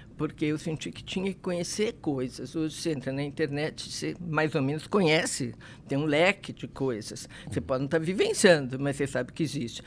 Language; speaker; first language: Portuguese; native; Portuguese